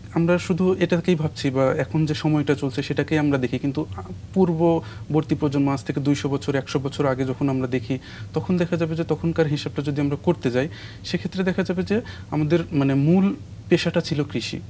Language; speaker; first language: Bangla; non-native, local second language; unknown